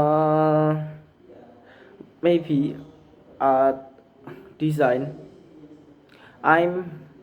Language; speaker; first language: English; non-native, learner; Indonesian